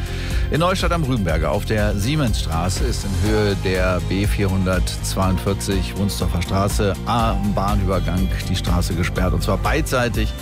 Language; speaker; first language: German; native; German